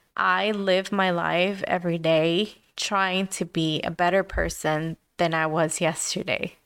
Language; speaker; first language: English; early bilingual, other home language; Spanish